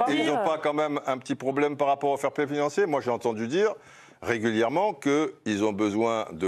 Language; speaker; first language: French; native; French